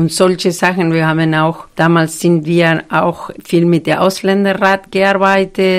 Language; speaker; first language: German; non-native, fluent; Spanish